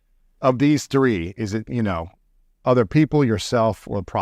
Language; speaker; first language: English; native; English